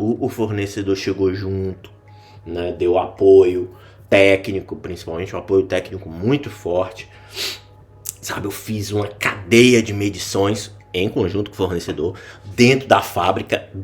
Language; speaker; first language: Portuguese; native; Portuguese